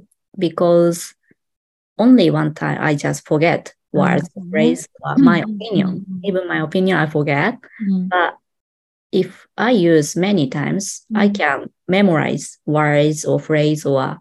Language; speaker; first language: English; non-native, learner; Japanese